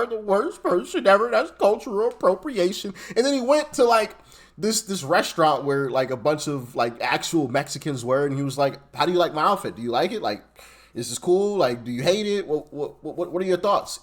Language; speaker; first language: English; native; English